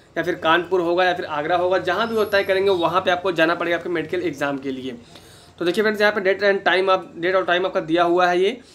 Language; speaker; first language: Hindi; native; Hindi